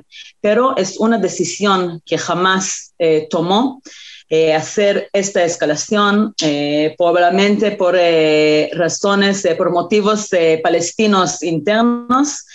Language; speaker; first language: Spanish; non-native, fluent; Hebrew